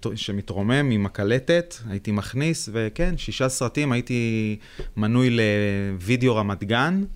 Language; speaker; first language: Hebrew; native; Hebrew